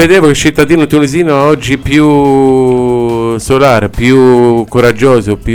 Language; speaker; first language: Italian; non-native, learner; Arabic